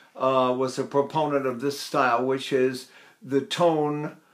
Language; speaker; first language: English; native; English